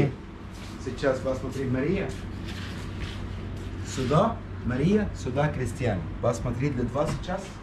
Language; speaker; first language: Russian; non-native, learner; Arabic